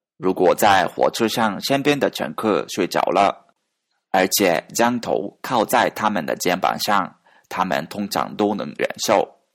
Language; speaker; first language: Chinese; non-native, fluent; Japanese